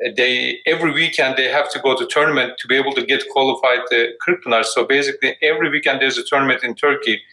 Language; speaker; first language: English; non-native, fluent; Turkish